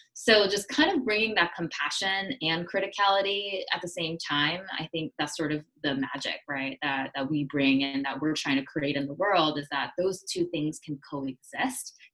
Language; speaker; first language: English; early bilingual, other home language; Korean